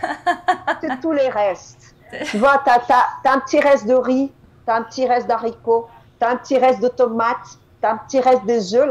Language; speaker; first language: French; non-native, fluent; Portuguese